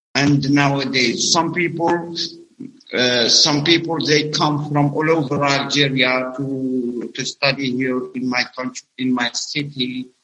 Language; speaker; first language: English; non-native, learner; Arabic